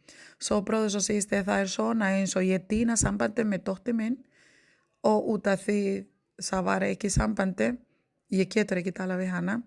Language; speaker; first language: Icelandic; non-native, learner; Spanish